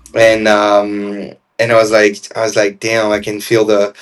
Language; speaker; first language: English; non-native, fluent; French